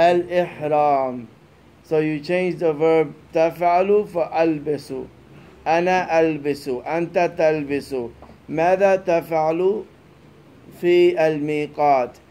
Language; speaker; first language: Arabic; non-native, fluent; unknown